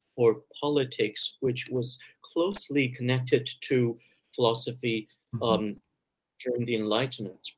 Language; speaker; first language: English; early bilingual, other home language; Chinese